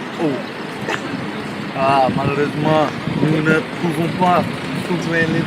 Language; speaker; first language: French; non-native, learner; Dutch